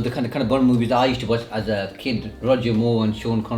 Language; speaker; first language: English; native; English